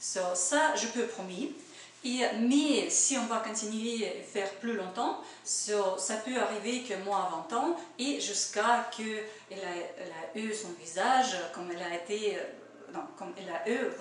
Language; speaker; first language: French; non-native, learner; Russian